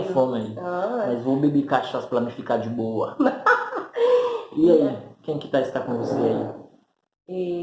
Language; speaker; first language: Portuguese; non-native, fluent; Haitian Creole